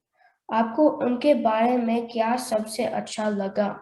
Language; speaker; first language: Hindi; early bilingual, heritage; Hindi